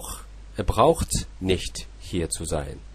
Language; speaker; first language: German; non-native, fluent; Russian